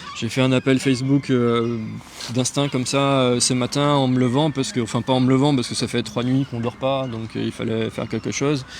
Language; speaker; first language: French; native; French